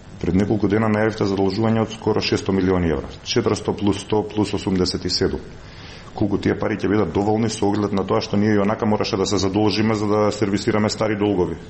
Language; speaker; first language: Macedonian; native; Macedonian